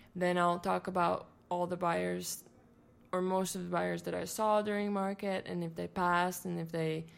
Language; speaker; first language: English; non-native, fluent; Latvian